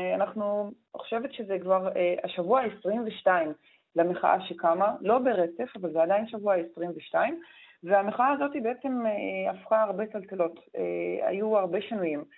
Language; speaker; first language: Hebrew; non-native, local second language; Arabic